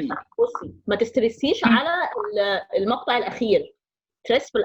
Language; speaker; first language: Arabic; native; Arabic